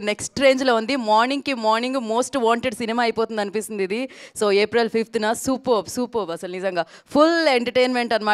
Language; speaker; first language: Telugu; native; Telugu